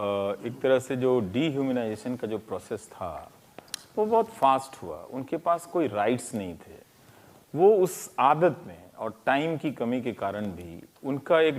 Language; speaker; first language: Hindi; native; Hindi